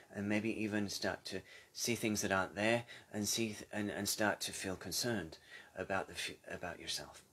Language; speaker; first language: English; native; English